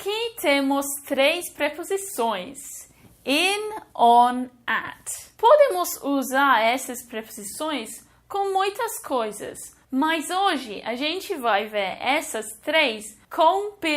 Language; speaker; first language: Portuguese; non-native, fluent; English